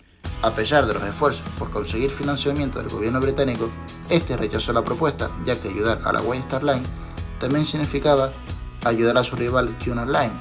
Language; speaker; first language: Spanish; native; Spanish